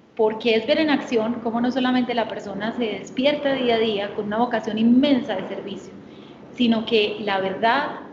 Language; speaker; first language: Spanish; native; Spanish